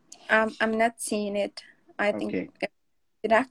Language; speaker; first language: English; non-native, fluent; Portuguese